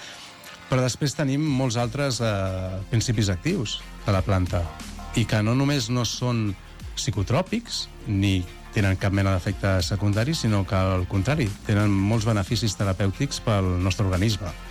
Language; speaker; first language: Catalan; native; Catalan